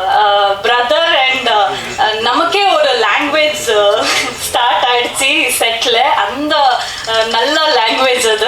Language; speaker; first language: Tamil; non-native, learner; Kannada